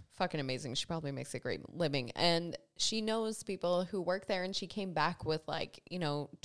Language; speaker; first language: English; native; English